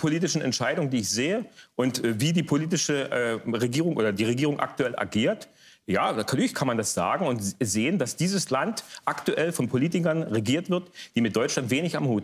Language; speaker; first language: German; native; German